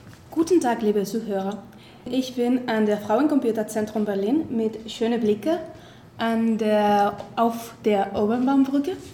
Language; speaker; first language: German; non-native, fluent; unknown